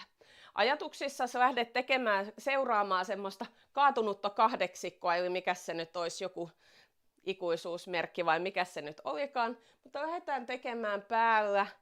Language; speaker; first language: Finnish; native; Finnish